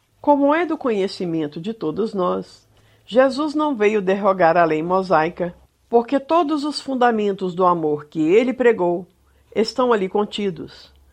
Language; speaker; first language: Portuguese; native; Portuguese